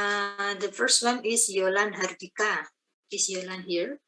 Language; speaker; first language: English; non-native, fluent; Indonesian